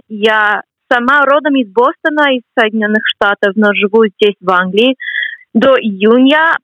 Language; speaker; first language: Russian; non-native, fluent; English